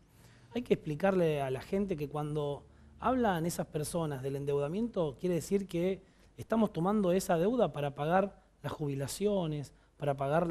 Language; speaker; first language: Spanish; native; Spanish